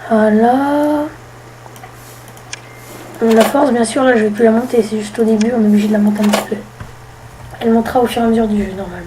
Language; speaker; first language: French; native; French